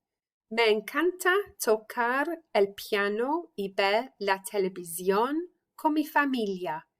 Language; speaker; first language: Spanish; non-native, fluent; English